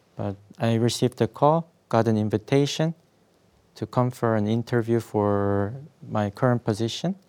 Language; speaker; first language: English; non-native, fluent; Korean